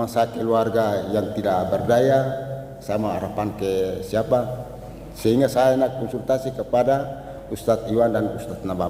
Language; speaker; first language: Indonesian; non-native, local second language; Tetum